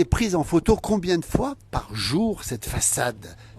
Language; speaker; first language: French; native; French